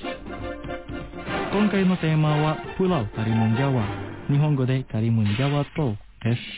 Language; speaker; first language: Japanese; non-native, fluent; Indonesian